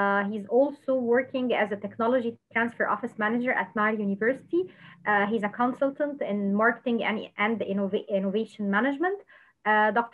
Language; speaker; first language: English; non-native, fluent; Arabic